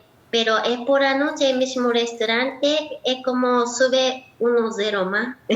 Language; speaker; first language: Spanish; non-native, learner; Japanese